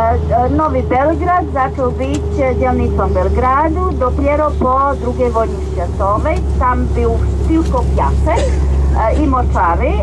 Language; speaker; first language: Polish; non-native, learner; Serbian